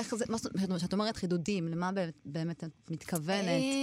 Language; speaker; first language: Hebrew; native; Hebrew